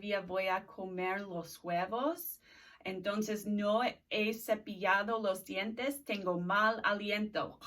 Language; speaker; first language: Spanish; non-native, fluent; English